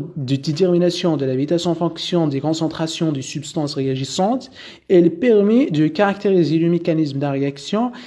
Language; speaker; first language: French; non-native, local second language; Arabic